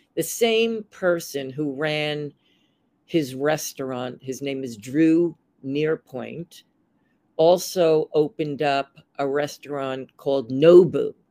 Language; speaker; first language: English; native; English